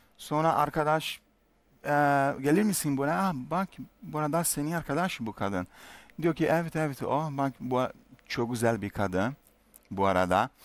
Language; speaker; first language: Turkish; non-native, learner; Portuguese